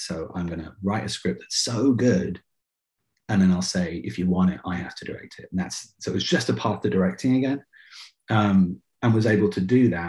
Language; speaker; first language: English; native; English